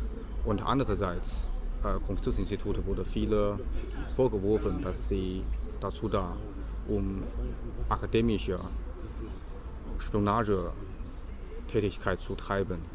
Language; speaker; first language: German; non-native, learner; Chinese